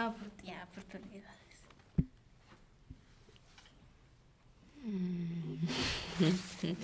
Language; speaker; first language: Spanish; early bilingual, heritage; Spanish